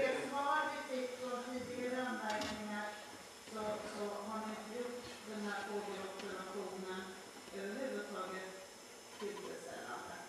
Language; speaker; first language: Swedish; native; Swedish